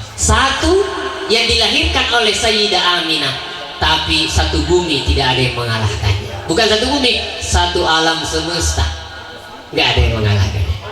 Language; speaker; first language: Indonesian; non-native, local second language; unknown